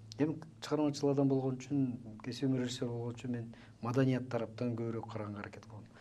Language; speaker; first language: Kyrgyz; native; Kyrgyz